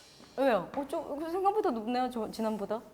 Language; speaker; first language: Korean; native; Korean